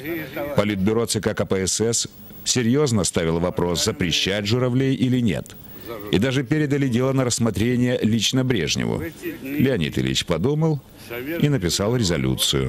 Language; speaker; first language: Russian; native; Russian